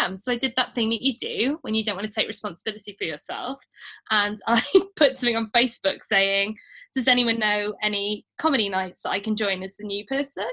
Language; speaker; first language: English; native; English